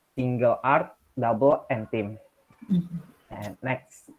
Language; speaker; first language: English; non-native, learner; Indonesian